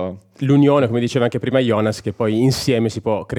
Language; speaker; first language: Italian; native; Italian